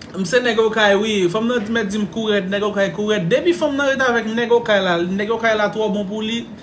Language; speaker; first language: Haitian Creole; native; Haitian Creole